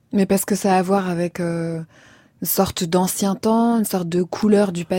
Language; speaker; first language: French; native; French